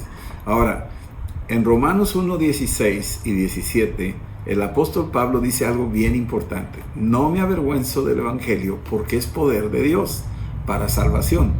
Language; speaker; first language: Spanish; native; Spanish